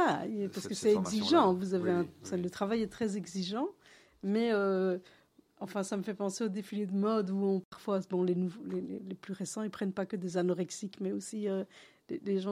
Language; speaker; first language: French; native; French